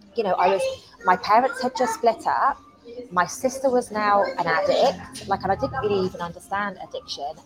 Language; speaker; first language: English; native; English